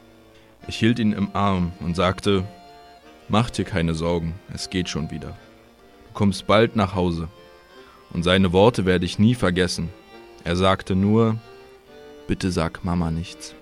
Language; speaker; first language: German; native; German